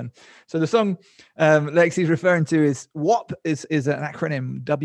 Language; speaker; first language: English; native; English